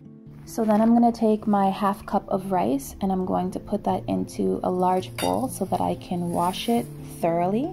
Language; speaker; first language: English; native; English